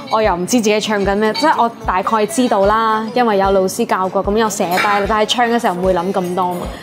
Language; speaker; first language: Cantonese; non-native, fluent; Chinese